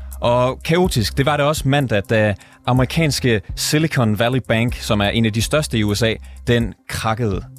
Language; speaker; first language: Danish; native; Danish